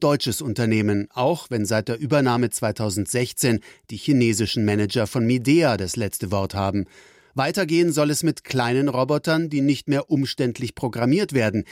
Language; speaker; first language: German; native; German